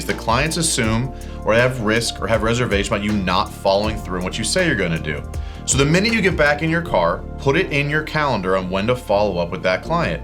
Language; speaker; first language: English; native; English